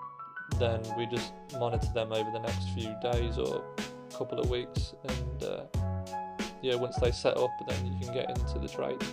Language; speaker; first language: English; native; English